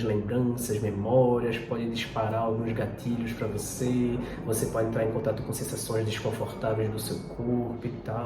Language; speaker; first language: Portuguese; native; Portuguese